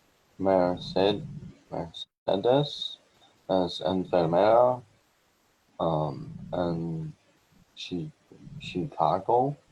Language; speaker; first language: Spanish; non-native, learner; English